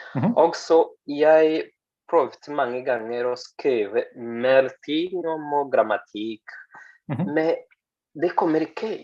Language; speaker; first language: Norwegian; non-native, learner; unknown